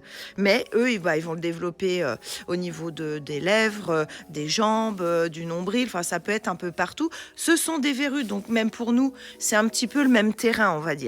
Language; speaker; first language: French; native; French